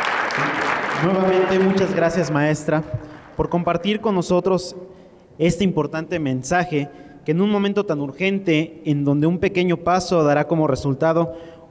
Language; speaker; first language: Spanish; native; Spanish